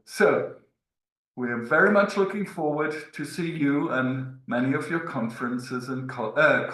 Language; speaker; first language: English; non-native, fluent; German